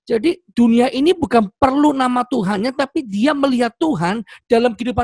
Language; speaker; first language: Indonesian; native; Indonesian